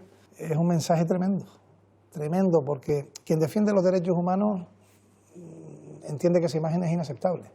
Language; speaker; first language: Spanish; native; Spanish